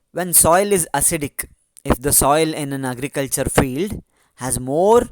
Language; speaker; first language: English; non-native, local second language; Kannada